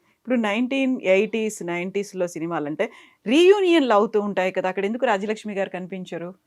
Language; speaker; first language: Telugu; native; Telugu